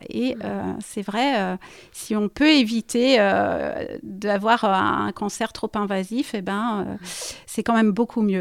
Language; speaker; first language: French; native; French